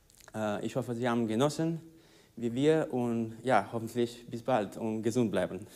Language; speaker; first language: German; non-native, learner; Spanish